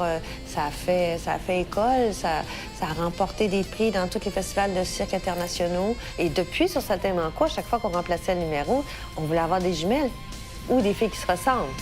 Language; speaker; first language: French; native; French